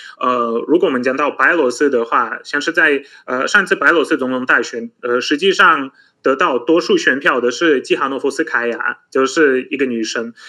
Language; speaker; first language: Chinese; non-native, fluent; Polish